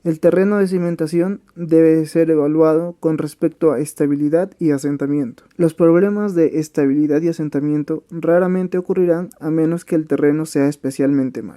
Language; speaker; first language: Spanish; native; Spanish